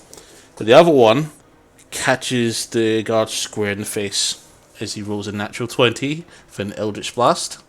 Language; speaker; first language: English; native; English